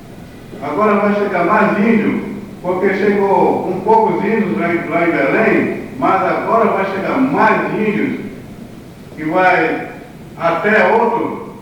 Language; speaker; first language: Portuguese; non-native, local second language; Kayapó